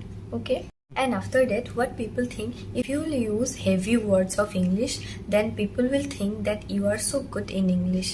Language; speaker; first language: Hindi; non-native, local second language; Assamese